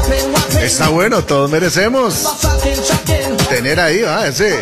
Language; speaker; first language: Spanish; native; Spanish